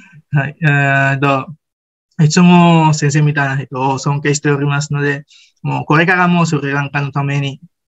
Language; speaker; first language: Japanese; non-native, fluent; Sinhala